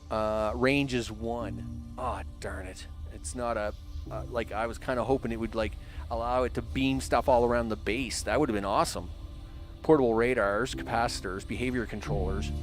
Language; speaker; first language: English; native; English